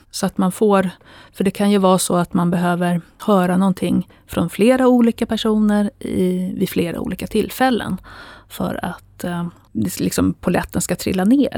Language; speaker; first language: Swedish; native; Swedish